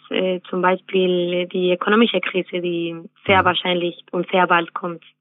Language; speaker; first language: German; non-native, fluent; Spanish